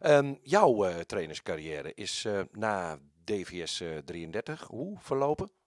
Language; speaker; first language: Dutch; native; Dutch